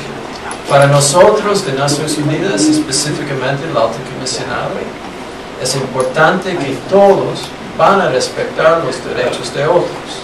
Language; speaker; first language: Spanish; non-native, fluent; English